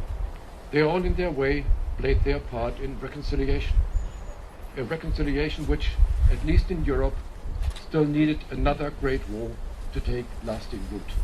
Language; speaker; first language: English; non-native, fluent; German